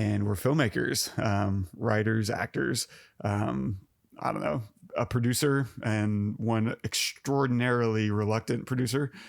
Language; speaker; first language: English; native; English